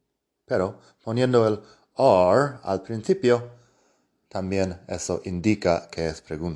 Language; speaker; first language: Spanish; non-native, fluent; English